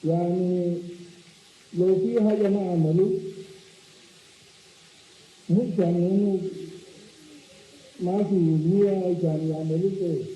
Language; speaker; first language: Arabic; non-native, local second language; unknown